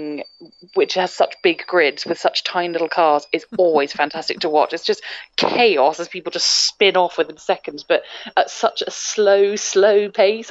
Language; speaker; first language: English; native; English